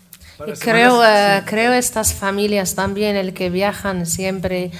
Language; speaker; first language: Spanish; non-native, learner; Arabic